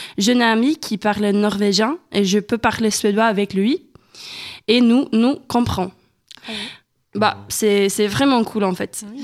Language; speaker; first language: French; non-native, learner; Swedish